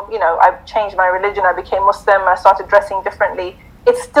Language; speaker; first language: English; native; English